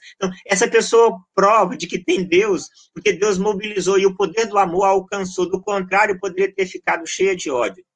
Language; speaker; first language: Portuguese; native; Portuguese